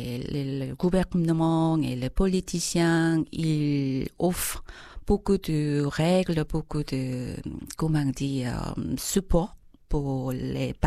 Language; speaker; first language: French; non-native, fluent; Korean